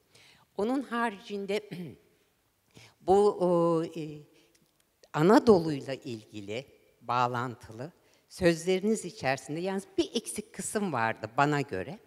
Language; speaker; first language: Turkish; native; Turkish